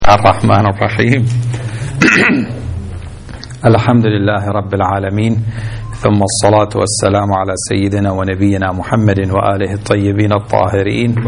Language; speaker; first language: Arabic; native; Arabic